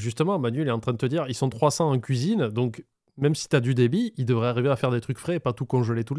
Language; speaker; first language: French; native; French